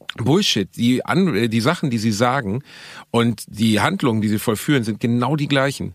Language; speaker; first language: German; early bilingual, other home language; Turkish